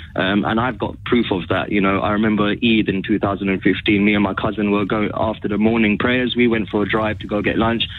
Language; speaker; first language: English; early bilingual, other home language; Arabic